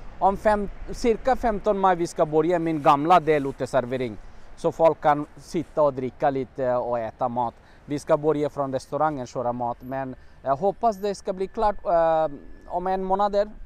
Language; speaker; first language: Swedish; non-native, learner; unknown